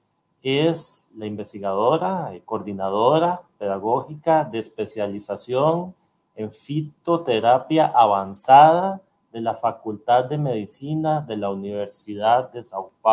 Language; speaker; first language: Portuguese; non-native, learner; Spanish